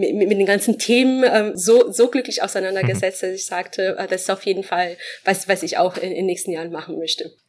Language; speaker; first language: German; non-native, fluent; Portuguese